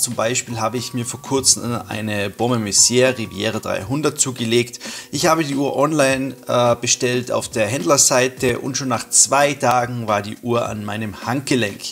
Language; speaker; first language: German; native; German